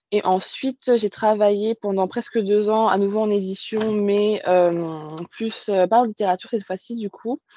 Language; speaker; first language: French; native; French